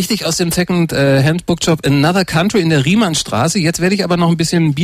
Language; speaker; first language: German; native; German